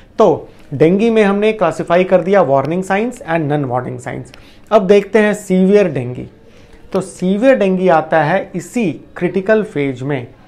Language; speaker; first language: Hindi; native; Hindi